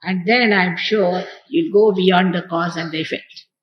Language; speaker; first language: English; non-native, local second language; Marathi